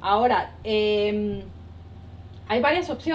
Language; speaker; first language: Spanish; native; Spanish